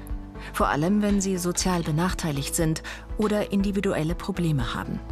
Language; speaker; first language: German; native; German